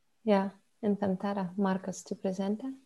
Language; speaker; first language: Spanish; non-native, learner; Russian